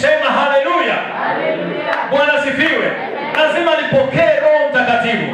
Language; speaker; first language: Swahili; non-native, local second language; Luyia